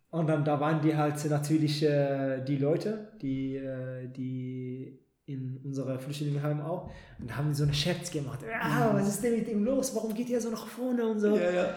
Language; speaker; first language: German; non-native, fluent; Amharic